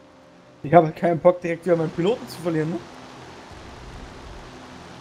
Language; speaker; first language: German; native; German